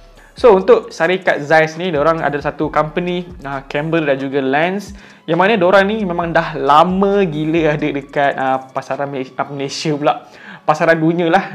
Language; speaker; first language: Malay; native; Malay